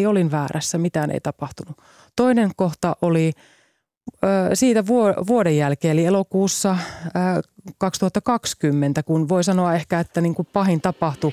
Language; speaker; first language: Finnish; native; Finnish